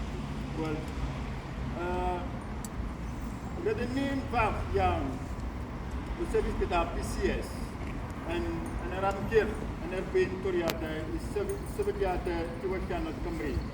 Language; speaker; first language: Welsh; non-native, fluent; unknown